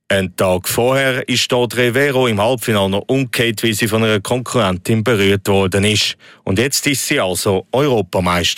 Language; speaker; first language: German; native; German